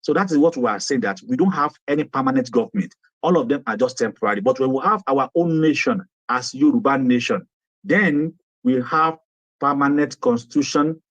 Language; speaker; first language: English; non-native, local second language; Yoruba